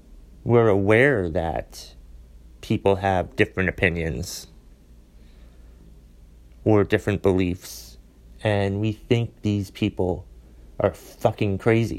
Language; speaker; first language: English; native; English